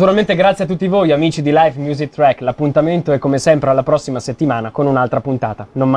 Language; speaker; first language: Italian; native; Italian